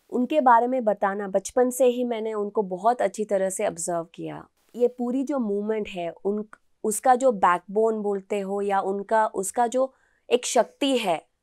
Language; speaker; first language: Hindi; non-native, local second language; Telugu